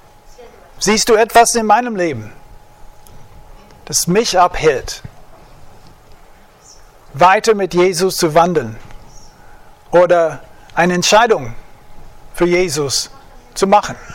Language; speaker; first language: German; non-native, fluent; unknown